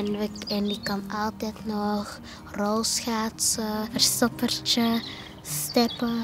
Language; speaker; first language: Dutch; early bilingual, other home language; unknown